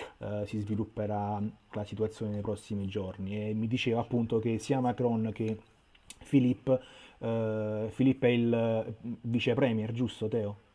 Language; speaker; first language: Italian; native; Italian